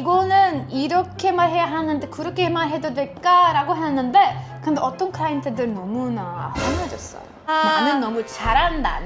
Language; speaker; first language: Korean; non-native, fluent; English